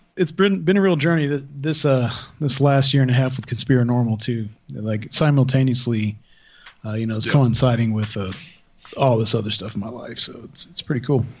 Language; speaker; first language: English; native; English